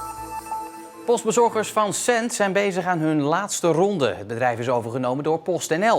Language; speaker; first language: Dutch; native; Dutch